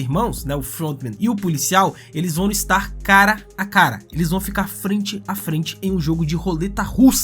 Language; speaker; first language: Portuguese; native; Portuguese